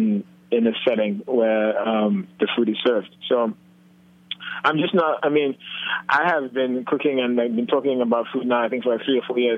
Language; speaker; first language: English; non-native, local second language; Yoruba